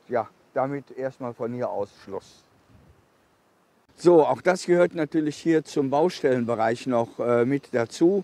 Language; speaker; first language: German; native; German